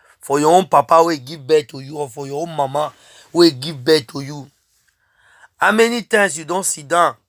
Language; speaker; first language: Nigerian Pidgin; non-native, local second language; Bini